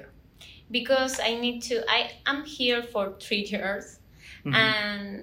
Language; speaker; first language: English; non-native, learner; Spanish